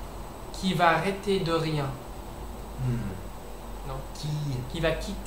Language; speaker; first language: French; non-native, learner; English